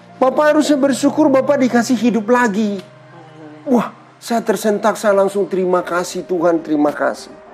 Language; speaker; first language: Indonesian; native; Indonesian